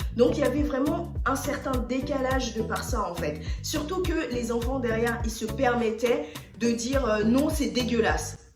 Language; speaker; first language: French; early bilingual, other home language; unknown